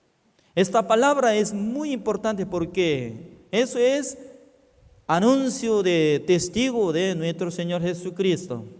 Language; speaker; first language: Spanish; non-native, fluent; Korean